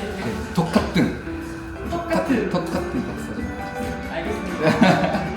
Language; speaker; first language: Korean; non-native, learner; Japanese